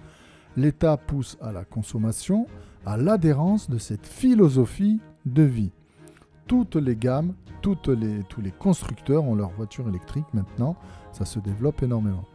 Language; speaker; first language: French; native; French